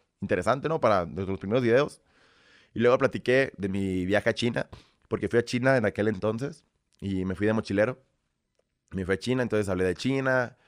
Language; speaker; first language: Spanish; early bilingual, other home language; Russian